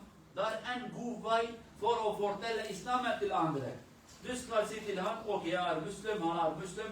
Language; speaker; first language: Swedish; non-native, learner; Kurdish